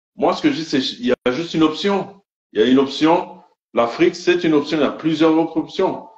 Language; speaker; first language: French; native; French